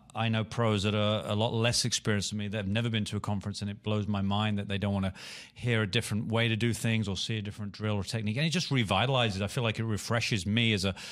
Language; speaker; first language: English; native; English